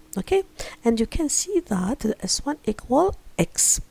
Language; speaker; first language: English; non-native, fluent; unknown